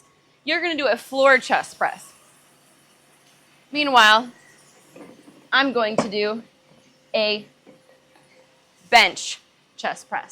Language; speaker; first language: English; native; English